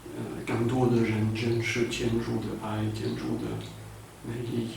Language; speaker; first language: Chinese; non-native, fluent; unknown